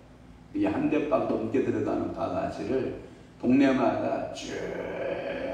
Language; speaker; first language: Korean; native; Korean